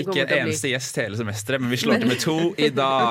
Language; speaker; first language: Norwegian; native; Norwegian